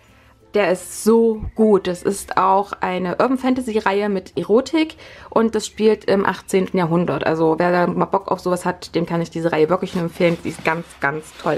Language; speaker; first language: German; native; German